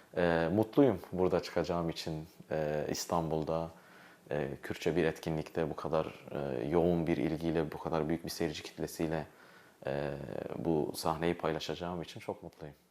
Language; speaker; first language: Turkish; non-native, local second language; Kurdish